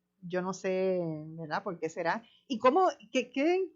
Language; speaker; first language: Spanish; native; Spanish